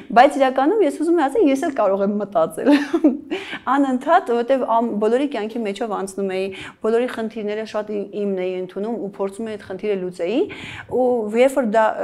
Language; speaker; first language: Armenian; native; Armenian